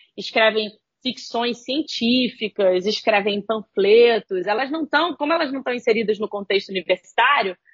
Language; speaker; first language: Portuguese; native; Portuguese